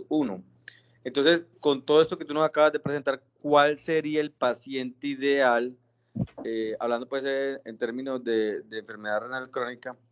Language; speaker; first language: Spanish; native; Spanish